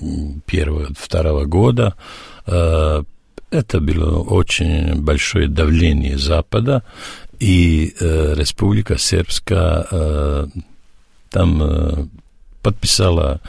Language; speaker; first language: Russian; non-native, learner; Serbian